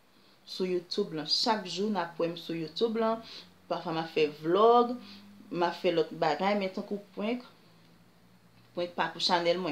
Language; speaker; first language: French; non-native, learner; Haitian Creole